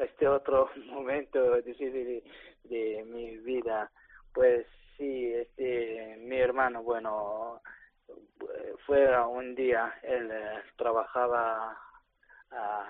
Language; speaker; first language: Spanish; non-native, learner; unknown